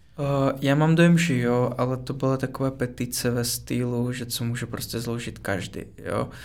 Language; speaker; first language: Czech; non-native, fluent; Russian